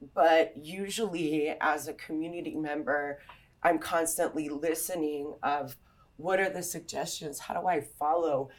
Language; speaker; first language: English; native; English